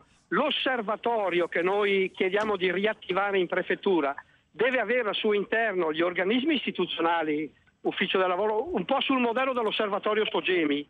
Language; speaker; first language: Italian; native; Italian